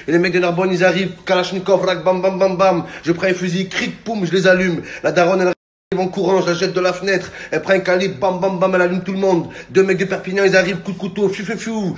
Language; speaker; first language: French; native; French